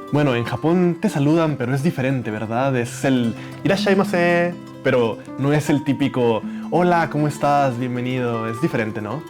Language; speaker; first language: Spanish; native; Spanish